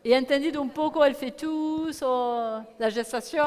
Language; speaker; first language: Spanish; non-native, learner; French